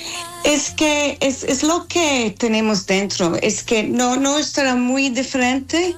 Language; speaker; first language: Spanish; non-native, fluent; English